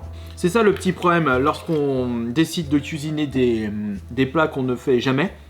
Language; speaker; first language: French; native; French